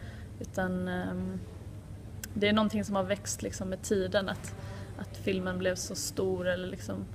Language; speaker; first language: Swedish; native; Swedish